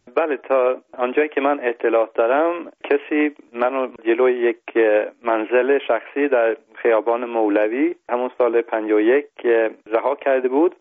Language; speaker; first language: Persian; non-native, fluent; Swedish